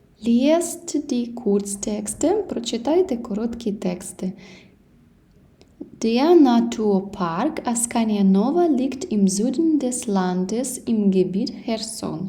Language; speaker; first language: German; non-native, fluent; Ukrainian